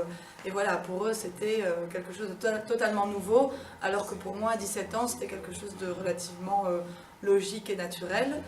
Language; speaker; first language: French; native; French